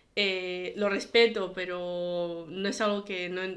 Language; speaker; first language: Spanish; early bilingual, other home language; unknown